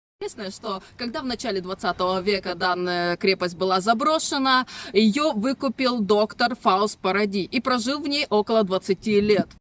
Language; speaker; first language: Russian; native; Russian